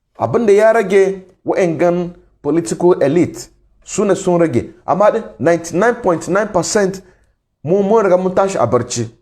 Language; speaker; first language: Hausa; non-native, local second language; Igbo